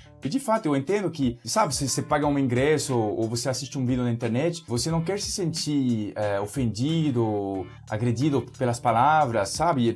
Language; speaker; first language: Portuguese; non-native, fluent; French